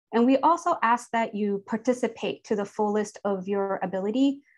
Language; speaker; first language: English; native; English